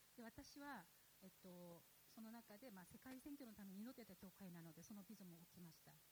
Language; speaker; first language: Japanese; non-native, fluent; Korean